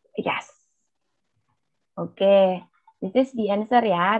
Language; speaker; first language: English; non-native, fluent; Indonesian